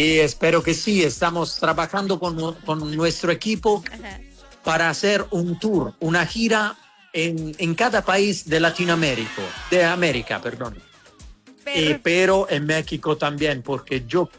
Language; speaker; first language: Spanish; non-native, learner; Italian